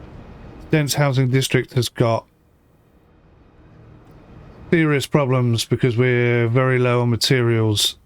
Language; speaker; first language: English; native; English